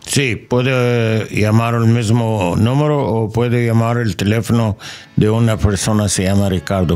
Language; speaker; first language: Spanish; non-native, learner; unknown